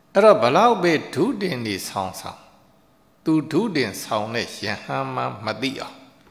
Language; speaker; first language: Burmese; native; Burmese